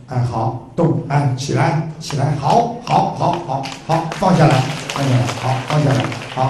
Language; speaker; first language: Chinese; native; Chinese